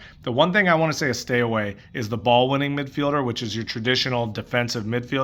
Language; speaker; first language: English; native; English